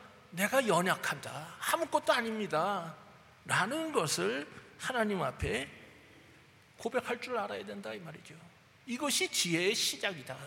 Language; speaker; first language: Korean; native; Korean